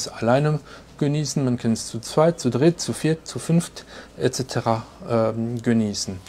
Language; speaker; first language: German; non-native, fluent; French